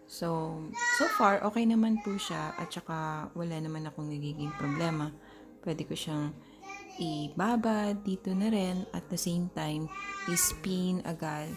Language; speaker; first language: Filipino; native; Filipino